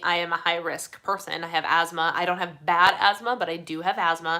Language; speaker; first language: English; native; English